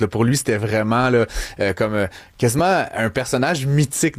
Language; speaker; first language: French; native; French